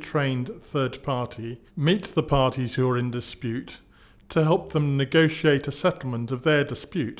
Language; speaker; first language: English; native; English